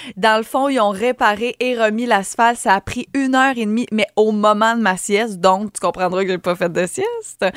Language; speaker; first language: French; native; French